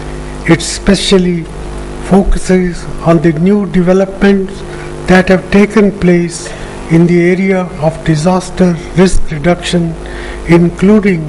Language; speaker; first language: English; non-native, local second language; Punjabi